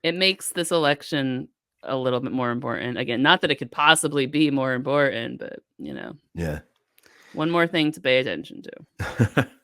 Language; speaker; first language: English; native; English